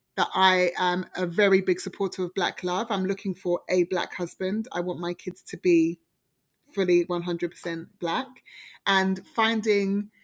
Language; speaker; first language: English; native; English